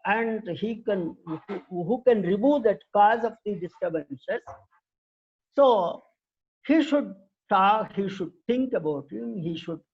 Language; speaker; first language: English; non-native, local second language; Telugu